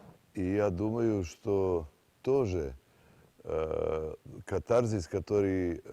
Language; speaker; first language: Russian; non-native, fluent; Serbian